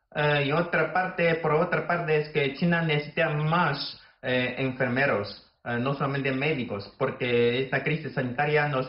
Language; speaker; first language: Spanish; non-native, fluent; Chinese